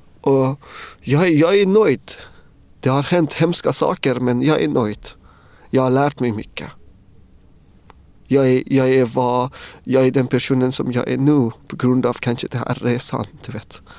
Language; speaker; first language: Swedish; non-native, fluent; Persian